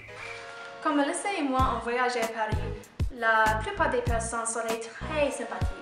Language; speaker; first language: French; non-native, learner; English